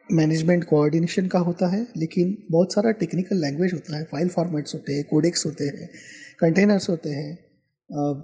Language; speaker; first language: Hindi; non-native, local second language; Marathi